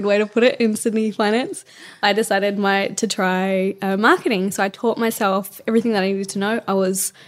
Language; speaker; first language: English; native; English